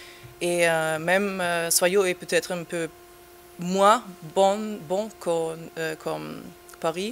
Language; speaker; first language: French; non-native, fluent; German